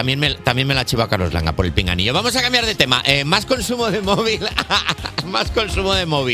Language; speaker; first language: Spanish; native; Spanish